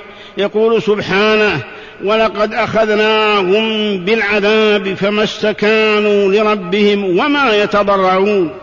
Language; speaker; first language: Arabic; native; Arabic